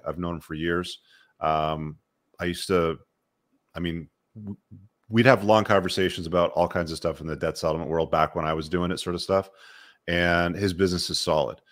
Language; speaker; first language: English; native; English